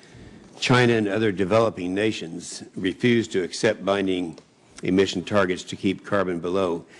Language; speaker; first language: English; native; English